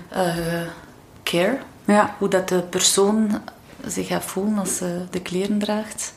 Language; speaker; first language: Dutch; non-native, local second language; French